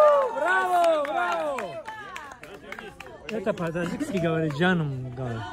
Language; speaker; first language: Russian; non-native, learner; Tajik